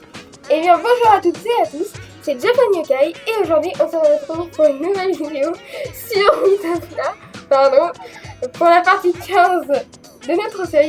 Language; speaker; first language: French; native; French